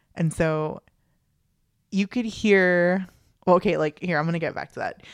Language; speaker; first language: English; early bilingual, other home language; Filipino